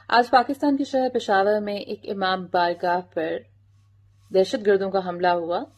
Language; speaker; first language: Urdu; native; Urdu